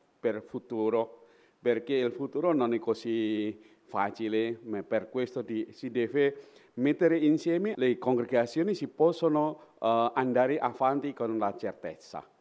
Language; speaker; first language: Italian; non-native, fluent; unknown